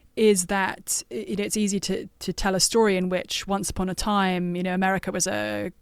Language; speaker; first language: English; native; English